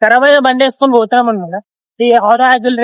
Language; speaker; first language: Telugu; native; Telugu